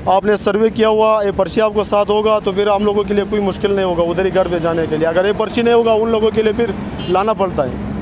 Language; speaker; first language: Urdu; early bilingual, other home language; Pashto